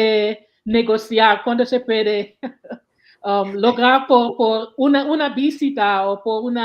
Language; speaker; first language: Spanish; non-native, learner; English